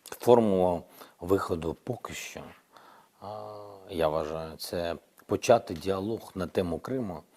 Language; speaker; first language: Ukrainian; non-native, local second language; Russian